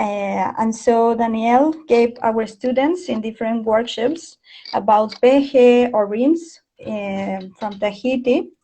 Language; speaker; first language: English; non-native, fluent; Spanish